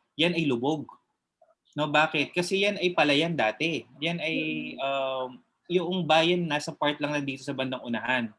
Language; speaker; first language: Filipino; native; Filipino